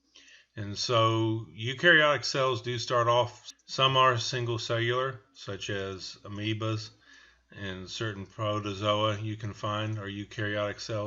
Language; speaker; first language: English; native; English